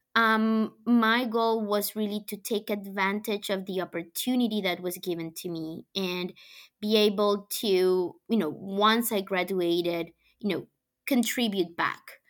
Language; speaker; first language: English; non-native, fluent; Spanish